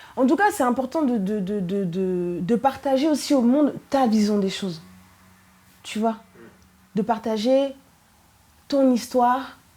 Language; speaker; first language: French; early bilingual, other home language; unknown